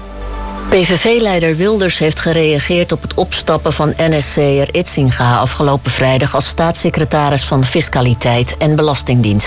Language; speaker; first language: Dutch; native; Dutch